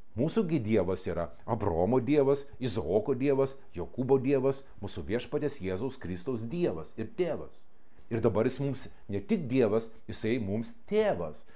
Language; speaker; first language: Lithuanian; non-native, local second language; Russian